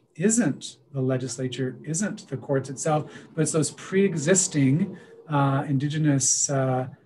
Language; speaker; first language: English; native; English